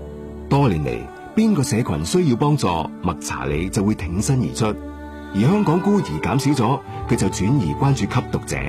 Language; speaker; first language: Cantonese; native; Cantonese